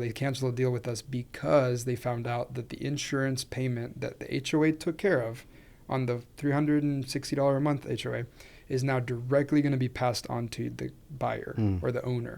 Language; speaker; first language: English; non-native, fluent; Spanish